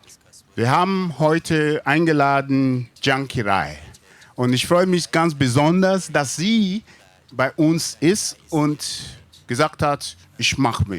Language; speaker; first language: German; non-native, learner; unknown